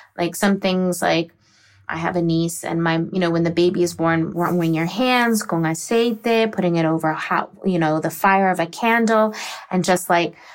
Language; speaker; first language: English; native; English